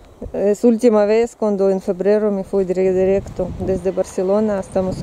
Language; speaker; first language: Spanish; non-native, learner; Russian